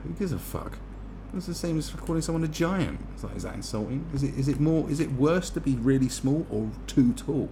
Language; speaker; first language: English; native; English